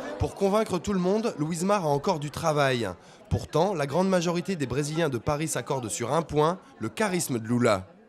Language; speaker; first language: French; native; French